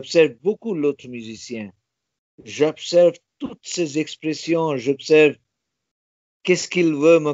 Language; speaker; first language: French; non-native, fluent; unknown